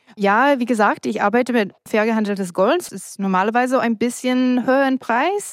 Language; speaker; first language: German; non-native, fluent; English